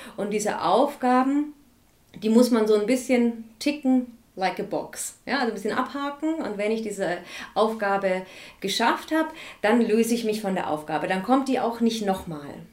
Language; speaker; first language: German; native; German